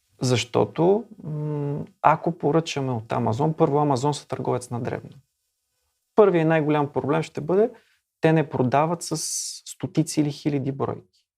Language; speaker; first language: Bulgarian; native; Bulgarian